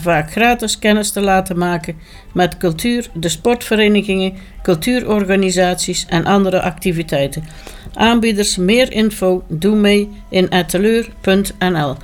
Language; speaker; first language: Dutch; native; Dutch